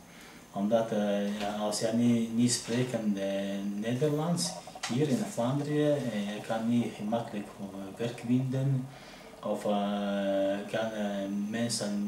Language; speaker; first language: Dutch; non-native, learner; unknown